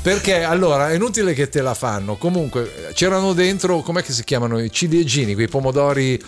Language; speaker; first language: Italian; native; Italian